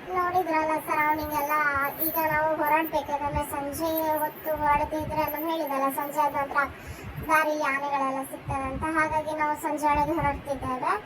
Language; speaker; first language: Kannada; non-native, local second language; Tulu